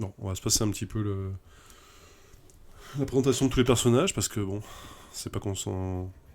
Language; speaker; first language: French; native; French